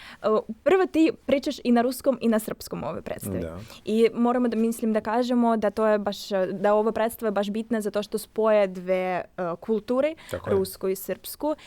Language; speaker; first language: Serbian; non-native, fluent; Russian